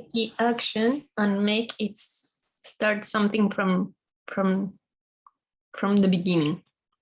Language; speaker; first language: English; non-native, fluent; Spanish